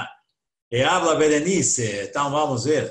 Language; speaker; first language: Spanish; non-native, learner; Portuguese